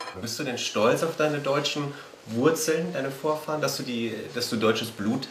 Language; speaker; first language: German; native; German